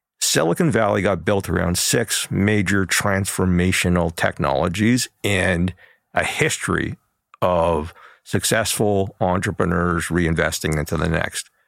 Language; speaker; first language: English; early bilingual, other home language; Chinese